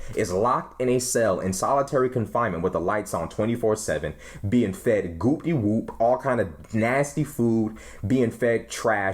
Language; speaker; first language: English; native; English